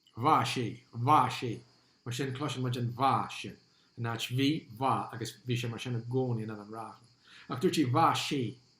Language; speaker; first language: Irish; non-native, local second language; English